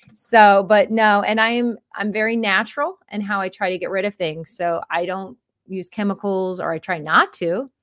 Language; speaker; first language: English; native; English